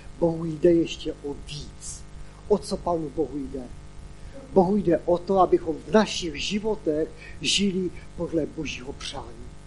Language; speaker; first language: Czech; non-native, local second language; Polish